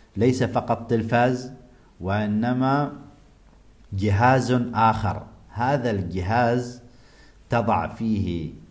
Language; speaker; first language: Arabic; native; Arabic